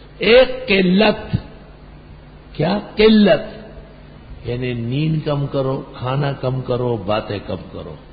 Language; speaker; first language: Urdu; non-native, local second language; Pashto